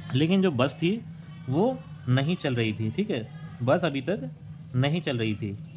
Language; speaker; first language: Hindi; native; Hindi